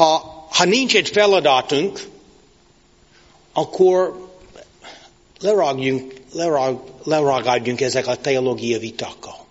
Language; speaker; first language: Hungarian; non-native, fluent; English